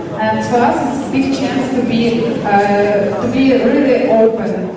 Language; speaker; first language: English; non-native, fluent; Ukrainian